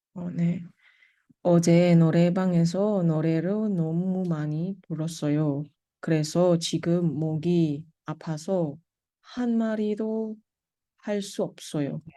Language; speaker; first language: Korean; non-native, learner; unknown